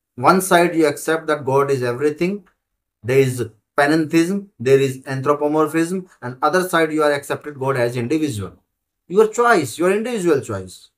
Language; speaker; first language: English; non-native, local second language; Hindi